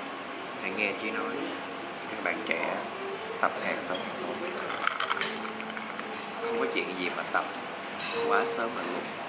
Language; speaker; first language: Vietnamese; early bilingual, heritage; Vietnamese